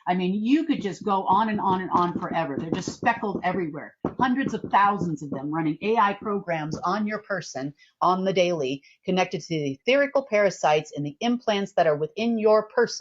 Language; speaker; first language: English; native; English